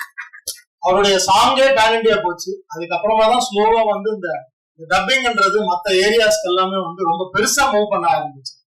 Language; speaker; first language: Tamil; native; Tamil